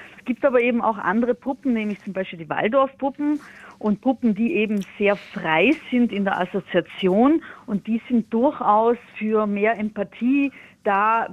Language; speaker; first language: German; native; German